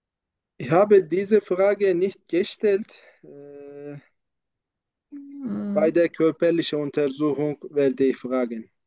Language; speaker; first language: German; non-native, learner; Turkish